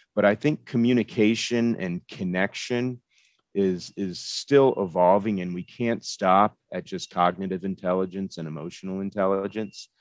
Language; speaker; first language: English; native; English